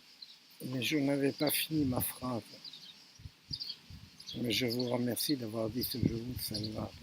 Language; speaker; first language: French; native; French